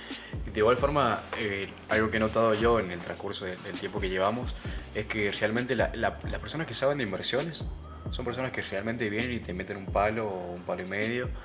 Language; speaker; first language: Spanish; native; Spanish